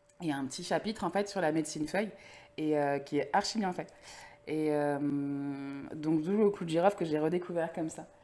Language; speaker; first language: French; native; French